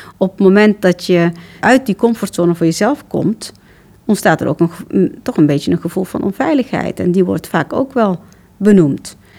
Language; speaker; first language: Dutch; early bilingual, other home language; Turkish